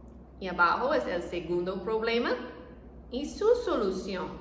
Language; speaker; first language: Spanish; non-native, fluent; English